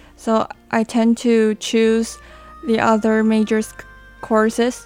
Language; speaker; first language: English; non-native, learner; Chinese